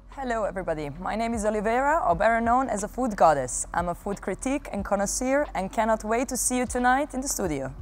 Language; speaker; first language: English; non-native, fluent; Serbian